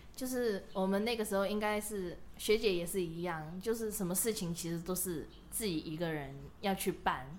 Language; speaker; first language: Chinese; non-native, local second language; Cantonese